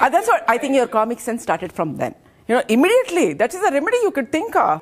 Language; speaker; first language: English; non-native, local second language; Telugu